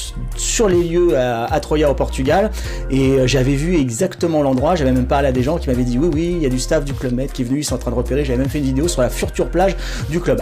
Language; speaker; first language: French; native; French